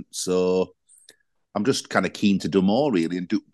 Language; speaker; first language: English; native; English